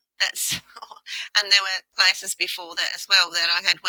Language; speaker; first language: English; native; English